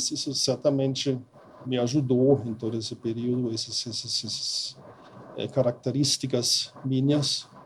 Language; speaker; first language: Portuguese; non-native, fluent; German